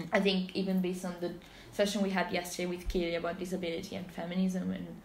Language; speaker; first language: English; non-native, fluent; Italian